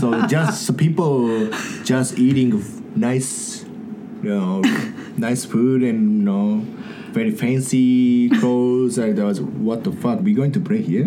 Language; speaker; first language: English; non-native, learner; Japanese